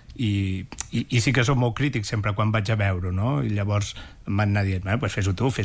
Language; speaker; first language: Catalan; native; Catalan